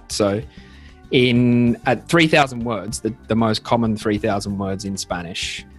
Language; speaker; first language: English; native; English